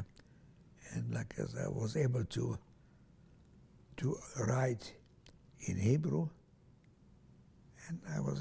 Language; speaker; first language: English; non-native, fluent; Romanian